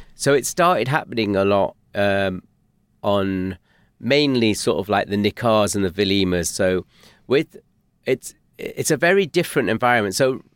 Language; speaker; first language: English; native; English